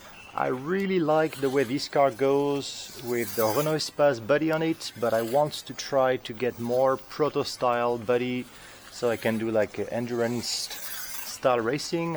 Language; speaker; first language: English; non-native, fluent; French